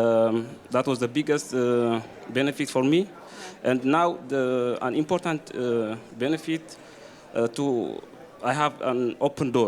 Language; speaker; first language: English; non-native, learner; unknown